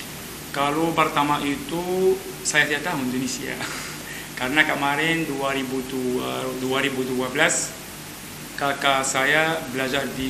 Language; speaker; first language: Indonesian; non-native, learner; Arabic